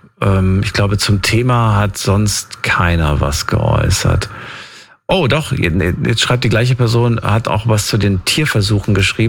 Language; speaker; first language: German; native; German